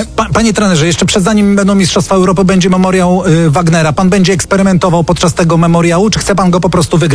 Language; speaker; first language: Polish; native; Polish